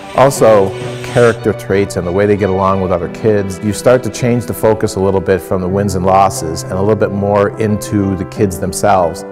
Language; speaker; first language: English; native; English